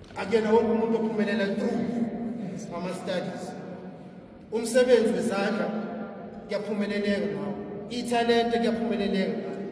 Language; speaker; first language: Zulu; native; Zulu